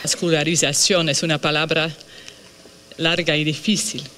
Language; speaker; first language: Spanish; non-native, fluent; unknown